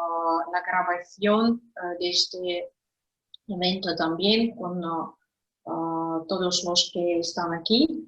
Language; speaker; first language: Spanish; non-native, fluent; Russian